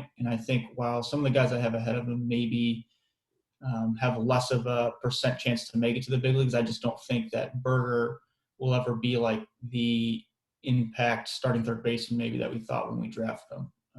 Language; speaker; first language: English; native; English